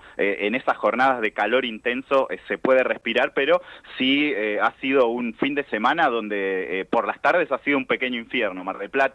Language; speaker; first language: Spanish; native; Spanish